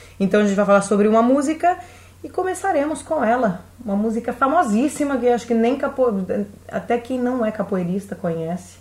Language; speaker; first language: Portuguese; native; Portuguese